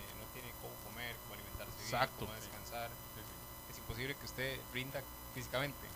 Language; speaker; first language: Spanish; native; Spanish